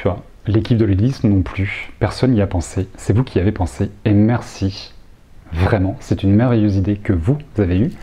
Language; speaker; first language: French; native; French